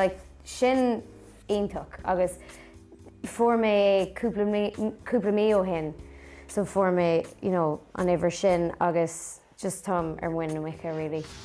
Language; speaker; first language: Irish; non-native, local second language; English